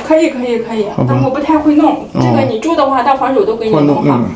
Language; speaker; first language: Chinese; native; Chinese